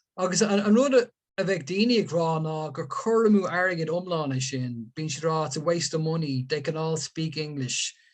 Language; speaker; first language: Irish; non-native, local second language; English